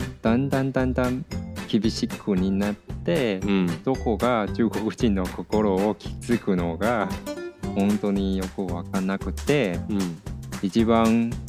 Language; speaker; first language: Japanese; non-native, fluent; Chinese